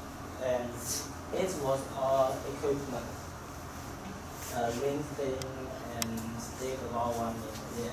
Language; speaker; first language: English; non-native, learner; Chinese